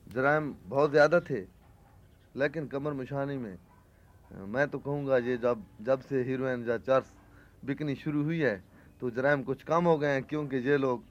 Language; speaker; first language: Urdu; non-native, local second language; Saraiki